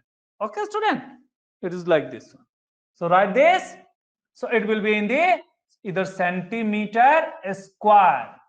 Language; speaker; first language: English; non-native, local second language; Hindi